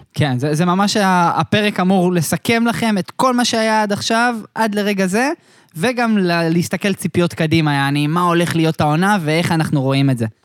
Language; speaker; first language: Hebrew; native; Hebrew